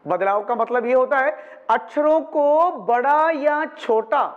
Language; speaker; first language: Hindi; non-native, local second language; Malayalam